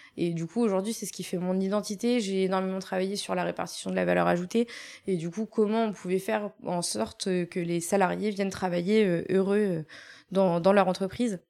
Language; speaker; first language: French; native; French